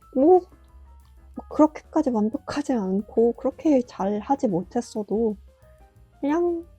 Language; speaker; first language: Korean; native; Korean